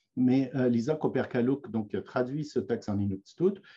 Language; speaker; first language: French; native; French